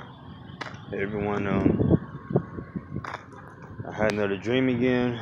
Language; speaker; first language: English; native; English